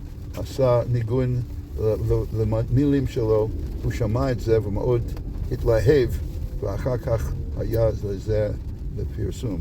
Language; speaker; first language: Hebrew; non-native, fluent; English